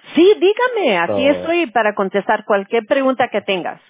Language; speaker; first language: Spanish; early bilingual, heritage; Spanish